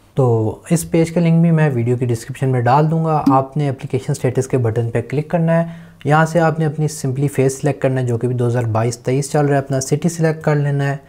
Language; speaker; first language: Urdu; native; Urdu